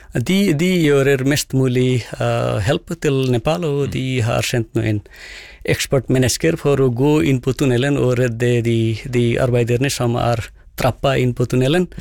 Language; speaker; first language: Norwegian; non-native, fluent; Nepali